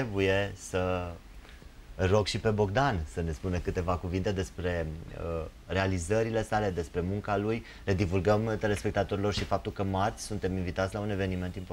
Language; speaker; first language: Romanian; native; Romanian